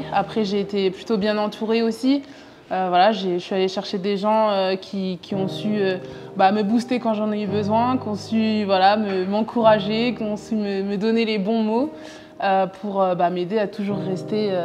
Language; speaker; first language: French; native; French